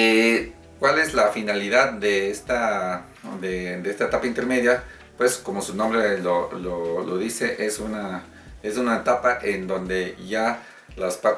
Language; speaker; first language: Spanish; native; Spanish